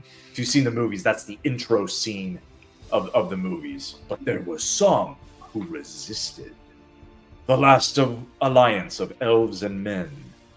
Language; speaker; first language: English; native; English